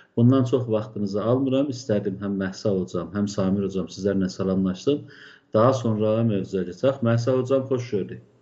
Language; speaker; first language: Azerbaijani; native; Azerbaijani